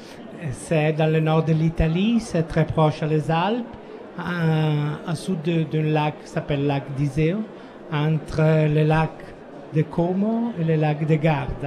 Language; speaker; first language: French; non-native, fluent; Italian